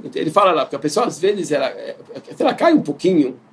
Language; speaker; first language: Portuguese; non-native, fluent; Hebrew